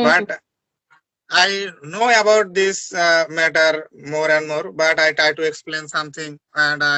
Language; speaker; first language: English; non-native, learner; Bangla